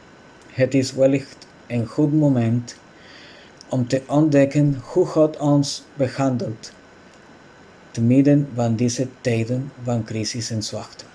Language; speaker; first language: Dutch; non-native, fluent; Spanish